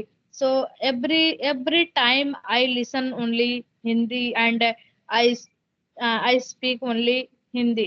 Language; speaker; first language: English; non-native, local second language; Hindi